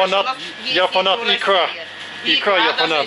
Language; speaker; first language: Russian; non-native, fluent; English